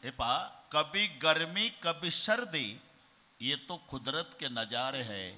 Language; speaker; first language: Hindi; non-native, local second language; Marathi